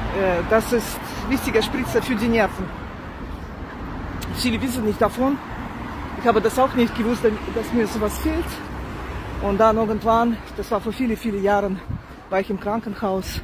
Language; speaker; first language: German; non-native, fluent; Russian